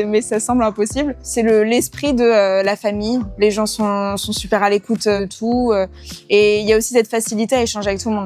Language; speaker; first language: French; native; French